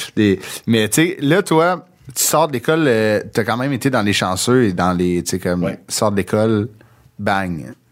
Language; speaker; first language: French; native; French